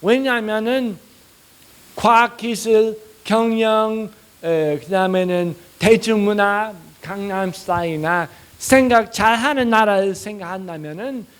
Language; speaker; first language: Korean; non-native, fluent; English